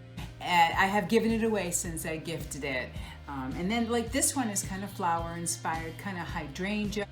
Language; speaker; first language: English; native; English